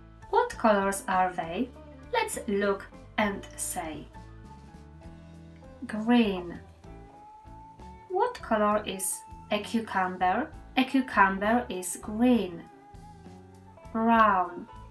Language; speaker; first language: English; non-native, fluent; Polish